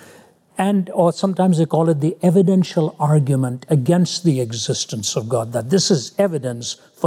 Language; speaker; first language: English; non-native, local second language; Hindi